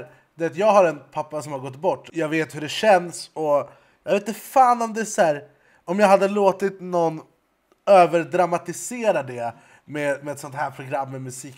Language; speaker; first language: Swedish; native; Swedish